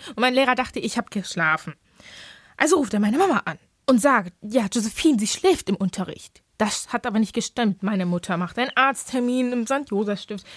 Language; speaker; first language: German; early bilingual, other home language; English